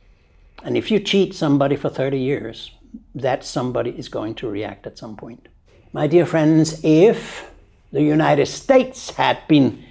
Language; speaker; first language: English; non-native, fluent; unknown